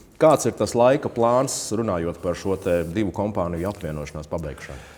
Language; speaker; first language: Latvian; native; Latvian